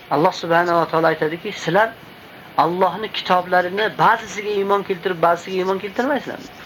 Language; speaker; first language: Uzbek; native; Uzbek